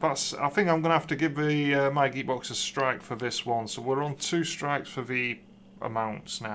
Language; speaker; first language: English; native; English